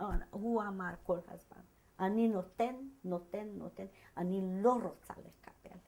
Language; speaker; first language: Hebrew; non-native, fluent; Hungarian